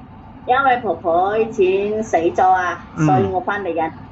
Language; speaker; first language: Cantonese; non-native, learner; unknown